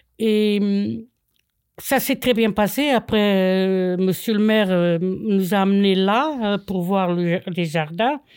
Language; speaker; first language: French; non-native, fluent; Portuguese